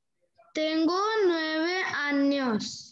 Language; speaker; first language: Spanish; non-native, learner; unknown